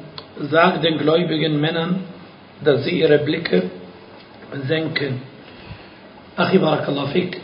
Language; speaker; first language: German; non-native, fluent; Arabic